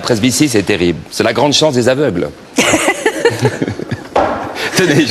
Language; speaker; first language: French; native; French